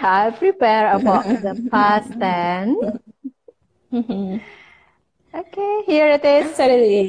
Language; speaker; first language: English; non-native, fluent; Indonesian